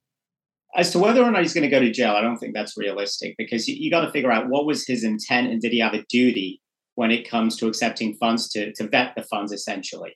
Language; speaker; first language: English; native; English